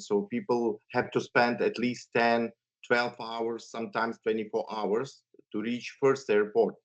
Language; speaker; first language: English; non-native, fluent; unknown